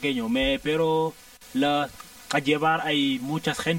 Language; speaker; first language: Spanish; non-native, learner; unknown